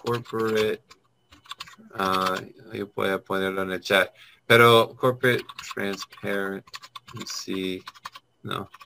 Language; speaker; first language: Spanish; non-native, learner; English